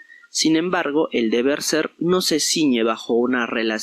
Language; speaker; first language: Spanish; native; Spanish